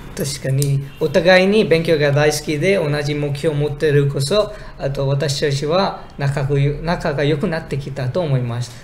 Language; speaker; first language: Japanese; non-native, fluent; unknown